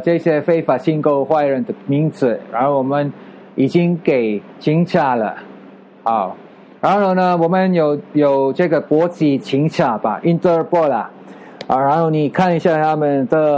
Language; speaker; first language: Chinese; non-native, fluent; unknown